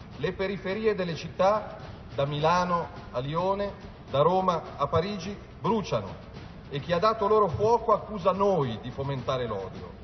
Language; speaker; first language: Italian; native; Italian